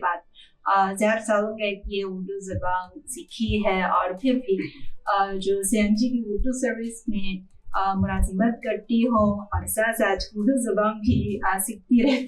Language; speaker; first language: Hindi; non-native, fluent; Chinese